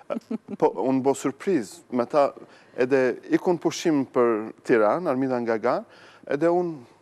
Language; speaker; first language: Albanian; non-native, learner; Arabic